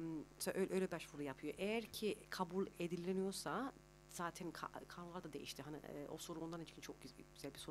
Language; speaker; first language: Turkish; early bilingual, heritage; Turkish